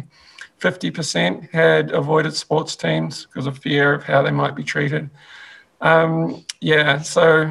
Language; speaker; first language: English; native; English